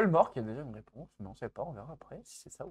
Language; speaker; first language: French; native; French